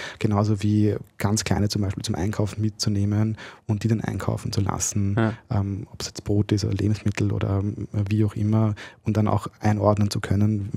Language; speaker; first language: German; early bilingual, other home language; Bosnian